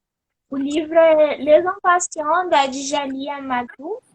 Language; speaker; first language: French; non-native, learner; Portuguese